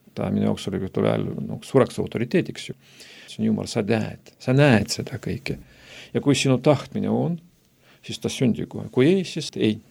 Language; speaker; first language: Estonian; non-native, local second language; Russian